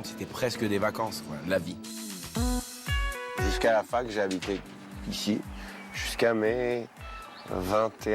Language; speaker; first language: French; native; French